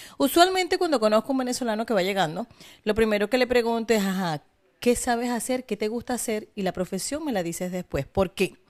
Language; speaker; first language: Spanish; native; Spanish